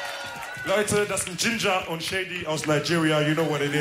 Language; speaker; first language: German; early bilingual, other home language; Wolof